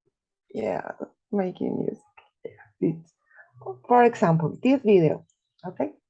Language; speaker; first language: English; non-native, learner; Spanish